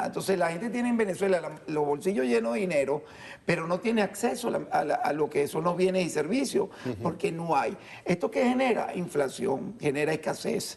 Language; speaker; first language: Spanish; native; Spanish